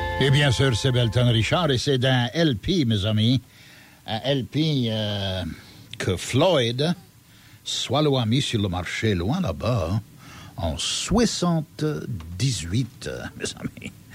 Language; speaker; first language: French; early bilingual, heritage; French